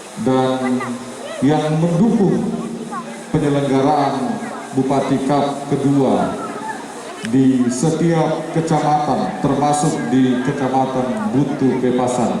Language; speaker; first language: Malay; non-native, local second language; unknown